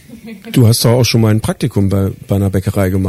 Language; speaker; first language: German; native; German